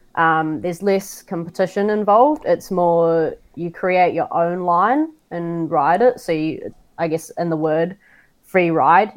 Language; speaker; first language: English; native; English